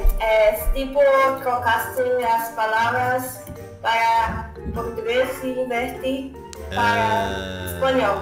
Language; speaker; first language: Spanish; non-native, learner; Portuguese